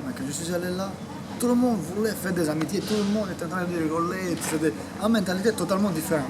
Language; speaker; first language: French; non-native, fluent; Croatian